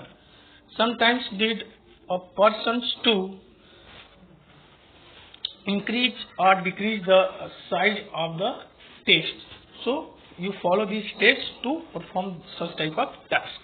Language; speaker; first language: English; non-native, local second language; Hindi